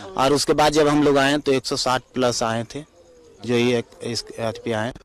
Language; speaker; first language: Hindi; native; Hindi